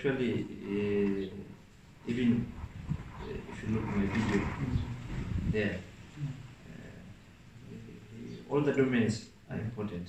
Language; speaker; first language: English; non-native, local second language; Swahili